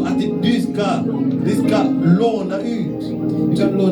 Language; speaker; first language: Swedish; non-native, fluent; Lingala